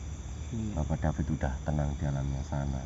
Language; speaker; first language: Indonesian; native; Indonesian